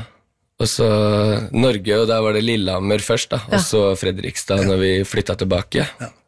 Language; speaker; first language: Norwegian; early bilingual, heritage; Norwegian